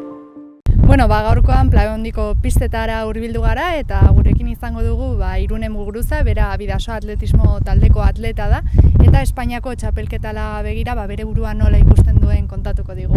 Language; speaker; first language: Basque; native; Basque